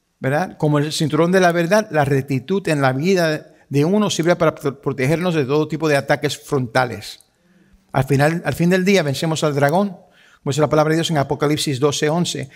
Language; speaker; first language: Spanish; early bilingual, heritage; Spanish